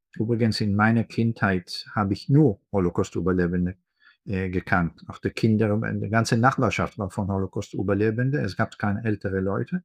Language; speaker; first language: German; non-native, fluent; Hebrew